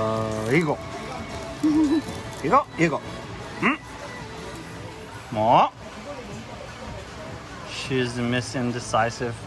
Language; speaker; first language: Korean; non-native, learner; English